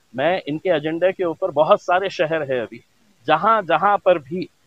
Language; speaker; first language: Hindi; non-native, local second language; Urdu